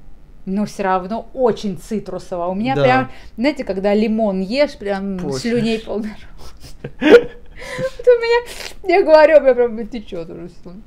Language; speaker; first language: Russian; native; Russian